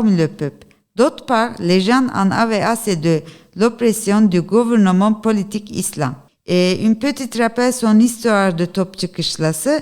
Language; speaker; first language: French; non-native, learner; Turkish